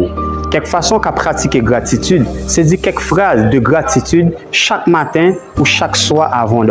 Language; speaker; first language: French; non-native, local second language; Haitian Creole